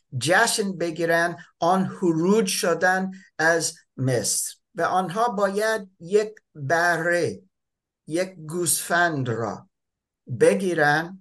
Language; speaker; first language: Persian; non-native, fluent; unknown